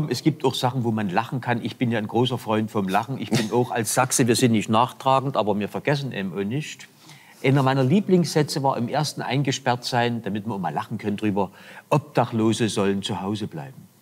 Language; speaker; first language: German; native; German